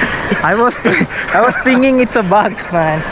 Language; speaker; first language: English; non-native, fluent; Tamil